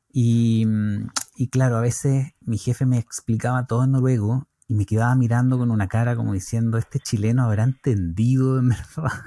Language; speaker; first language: Spanish; native; Spanish